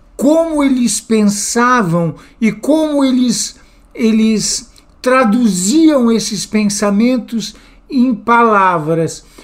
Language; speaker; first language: Portuguese; native; Portuguese